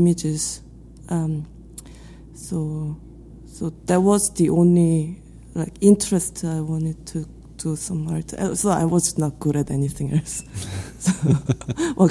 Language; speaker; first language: English; non-native, fluent; Korean